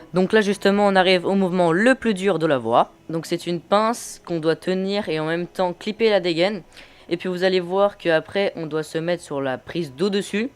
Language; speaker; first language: French; native; French